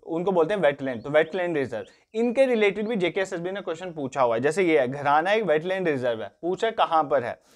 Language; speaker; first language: Hindi; non-native, local second language; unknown